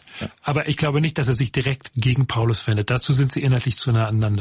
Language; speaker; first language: German; native; German